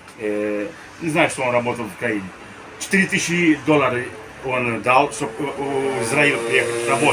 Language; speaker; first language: Russian; non-native, learner; Romanian